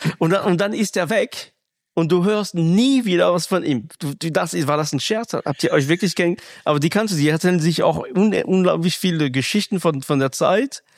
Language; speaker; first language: German; non-native, fluent; French